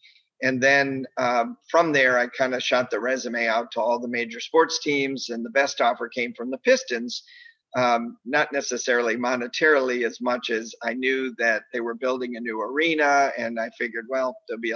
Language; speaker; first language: English; native; English